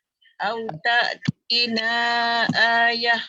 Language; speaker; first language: Arabic; non-native, learner; Malay